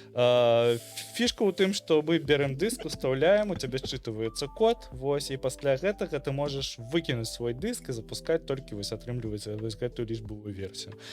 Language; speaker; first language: Belarusian; non-native, local second language; Russian